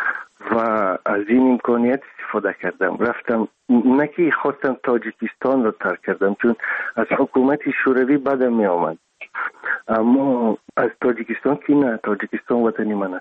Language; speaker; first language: Persian; non-native, local second language; Russian